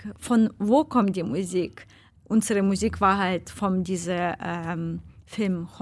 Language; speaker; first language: German; non-native, fluent; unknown